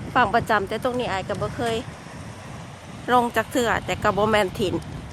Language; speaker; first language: Thai; native; Thai